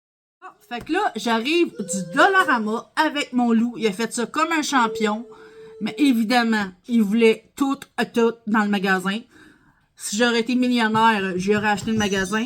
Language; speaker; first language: French; native; French